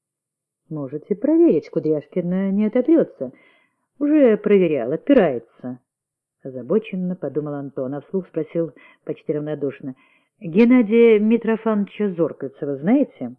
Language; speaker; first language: Russian; native; Russian